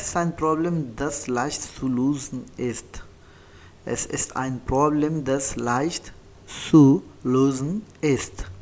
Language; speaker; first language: German; non-native, fluent; Hindi